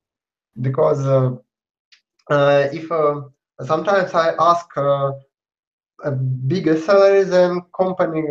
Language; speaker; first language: English; non-native, learner; Russian